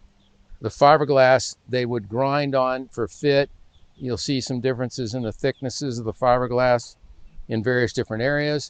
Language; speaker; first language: English; native; English